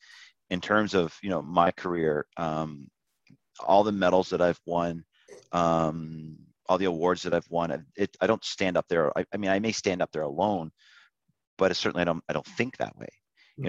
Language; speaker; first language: English; native; English